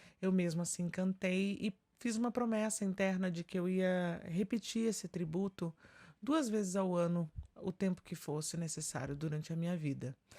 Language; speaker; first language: Portuguese; early bilingual, heritage; Portuguese